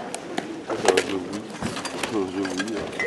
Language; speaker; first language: French; native; French